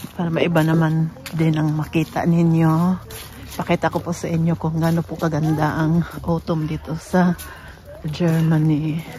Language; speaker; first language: Filipino; non-native, local second language; Cebuano